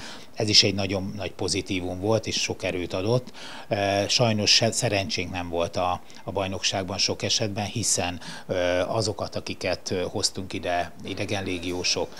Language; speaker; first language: Hungarian; native; Hungarian